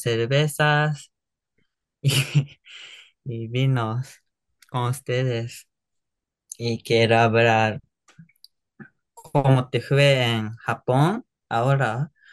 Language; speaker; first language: Spanish; non-native, learner; Japanese